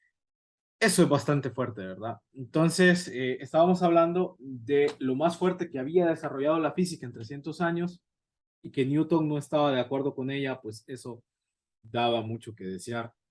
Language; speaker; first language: Spanish; native; Spanish